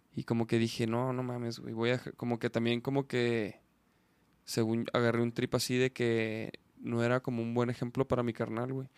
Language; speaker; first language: Spanish; native; Spanish